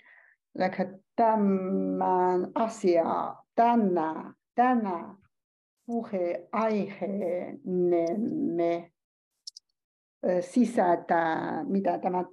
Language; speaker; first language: Finnish; non-native, learner; Chinese